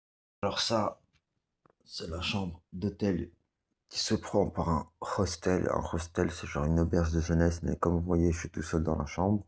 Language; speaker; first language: French; native; French